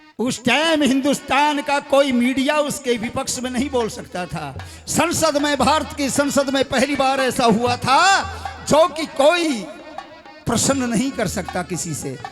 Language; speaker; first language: Hindi; native; Hindi